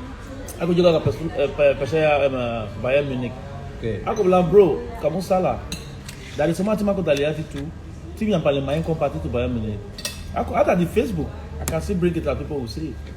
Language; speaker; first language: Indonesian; non-native, fluent; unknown